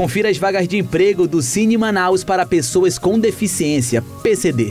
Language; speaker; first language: Portuguese; native; Portuguese